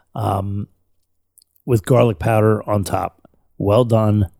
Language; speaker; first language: English; native; English